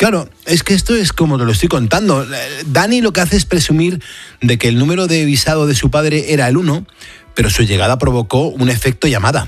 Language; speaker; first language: Spanish; native; Spanish